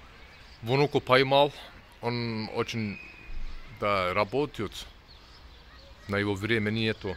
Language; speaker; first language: Russian; non-native, learner; Turkish